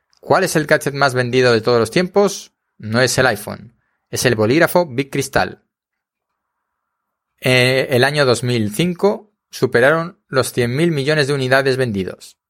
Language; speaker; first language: Spanish; native; Spanish